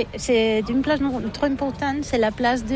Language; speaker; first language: French; non-native, learner; Catalan